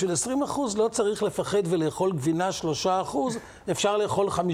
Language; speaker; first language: Hebrew; native; Hebrew